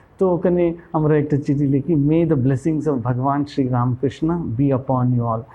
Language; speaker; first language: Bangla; non-native, local second language; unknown